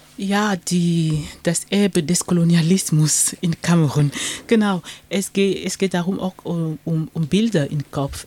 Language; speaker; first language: German; non-native, fluent; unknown